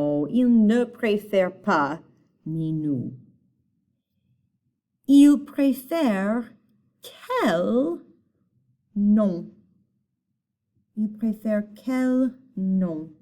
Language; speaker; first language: French; non-native, fluent; English